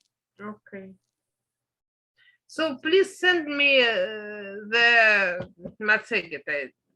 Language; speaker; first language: English; non-native, learner; Russian